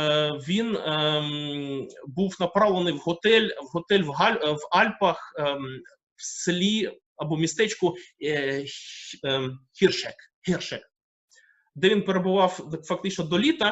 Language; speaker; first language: Ukrainian; native; Ukrainian